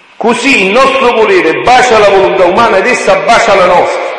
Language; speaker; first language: Italian; native; Italian